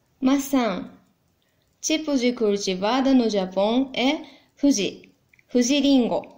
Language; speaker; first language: Portuguese; non-native, learner; Japanese